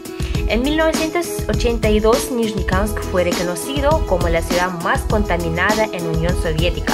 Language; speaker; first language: Spanish; non-native, fluent; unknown